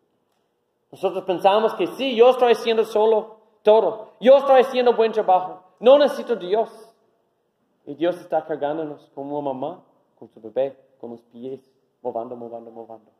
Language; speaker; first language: Spanish; non-native, learner; English